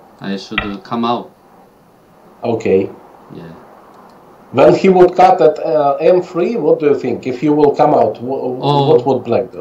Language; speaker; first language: English; non-native, fluent; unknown